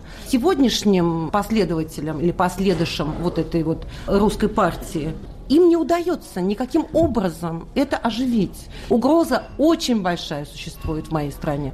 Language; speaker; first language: Russian; native; Russian